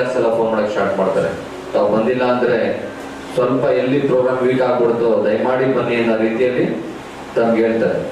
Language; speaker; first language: Kannada; native; Kannada